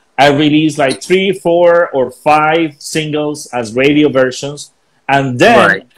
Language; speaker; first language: English; non-native, fluent; Spanish